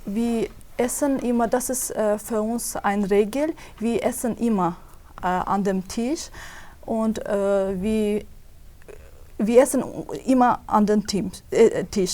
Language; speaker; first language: German; non-native, fluent; Azerbaijani